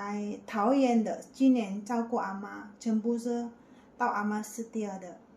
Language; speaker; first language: Chinese; non-native, learner; Indonesian